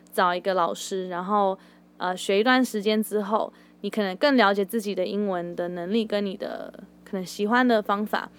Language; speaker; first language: Chinese; early bilingual, heritage; Chinese